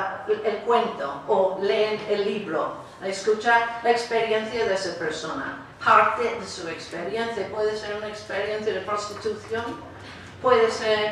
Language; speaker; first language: Spanish; non-native, fluent; English